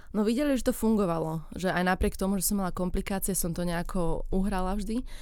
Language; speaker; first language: Slovak; native; Slovak